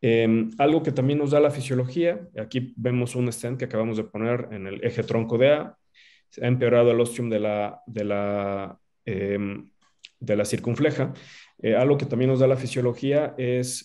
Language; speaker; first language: Spanish; native; Spanish